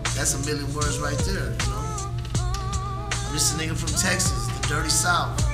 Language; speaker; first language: English; native; English